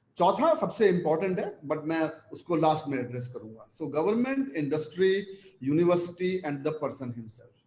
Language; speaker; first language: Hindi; non-native, local second language; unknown